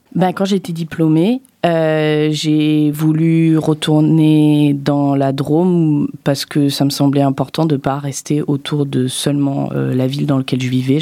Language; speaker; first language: French; native; French